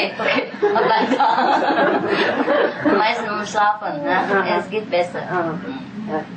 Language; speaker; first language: German; non-native, fluent; Vietnamese